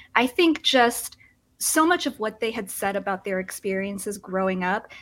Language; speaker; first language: English; early bilingual, other home language; Filipino